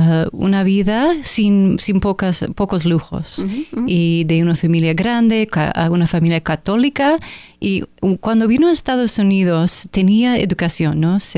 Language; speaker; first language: Spanish; non-native, fluent; English